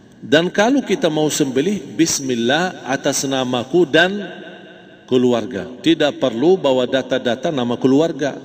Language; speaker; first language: Malay; non-native, fluent; Arabic